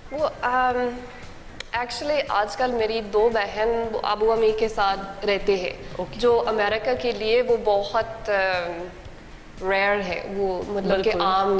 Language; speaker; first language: Hindi; non-native, learner; English